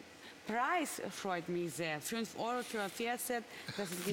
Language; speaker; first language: German; non-native, learner; Russian